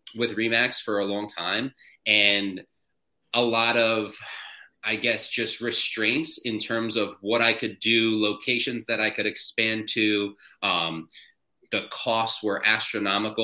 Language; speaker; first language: English; native; English